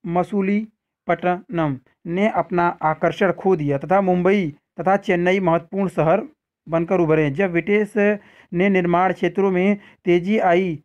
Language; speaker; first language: Hindi; native; Hindi